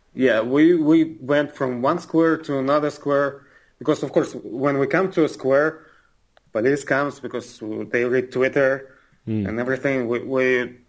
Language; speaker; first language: English; non-native, fluent; Russian